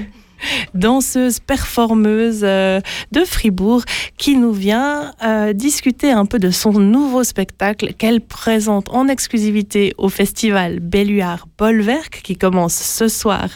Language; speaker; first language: French; native; French